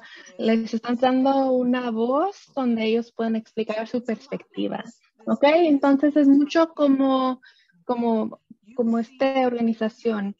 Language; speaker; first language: Spanish; early bilingual, other home language; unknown